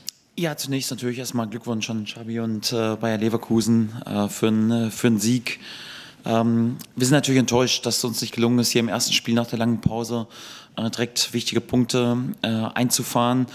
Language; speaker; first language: German; native; German